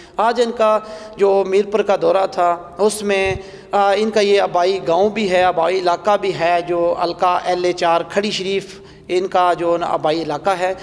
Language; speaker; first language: Urdu; non-native, local second language; Pahari-Potwari